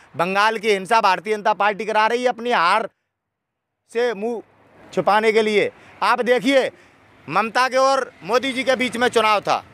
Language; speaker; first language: Hindi; native; Hindi